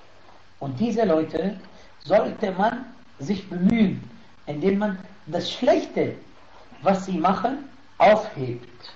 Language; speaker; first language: German; non-native, fluent; Arabic